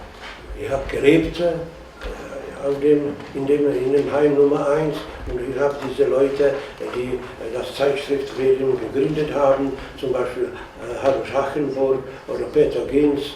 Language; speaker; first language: German; non-native, fluent; Czech